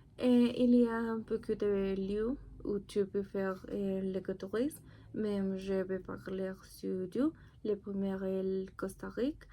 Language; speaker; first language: French; non-native, learner; Spanish